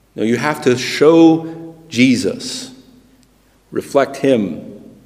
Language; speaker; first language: English; native; English